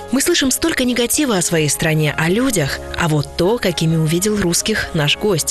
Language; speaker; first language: Russian; native; Russian